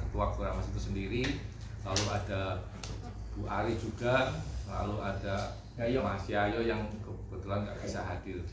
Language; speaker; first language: Indonesian; native; Indonesian